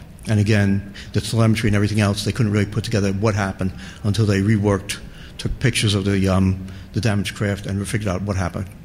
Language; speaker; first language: English; native; English